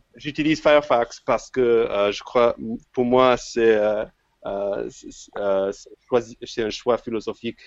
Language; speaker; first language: French; non-native, fluent; English